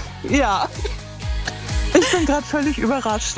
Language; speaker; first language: German; native; German